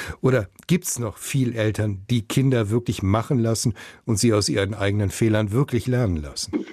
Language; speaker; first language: German; native; German